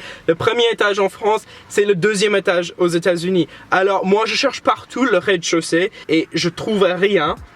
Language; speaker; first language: French; non-native, fluent; English